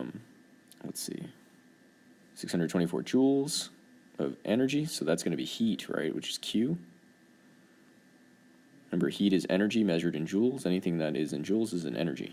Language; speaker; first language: English; native; English